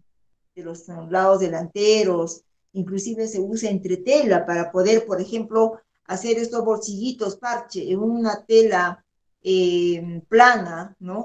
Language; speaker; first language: Spanish; native; Spanish